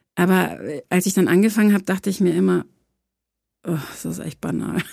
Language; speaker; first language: German; early bilingual, other home language; Croatian